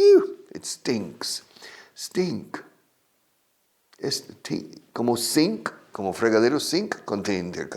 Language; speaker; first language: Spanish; non-native, fluent; English